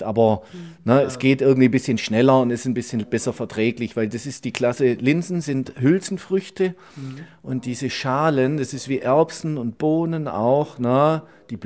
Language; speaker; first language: German; native; German